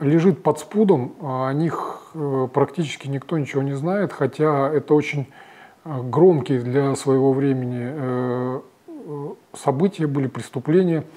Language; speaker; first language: Russian; native; Russian